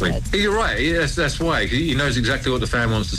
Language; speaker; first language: English; native; English